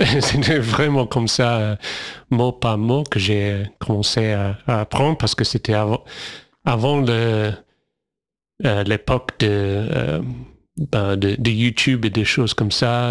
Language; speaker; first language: French; non-native, fluent; English